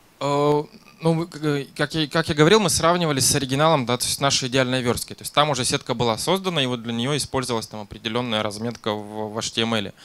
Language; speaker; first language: Russian; native; Russian